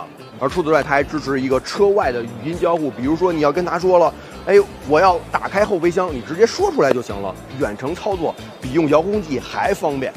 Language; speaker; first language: Chinese; native; Chinese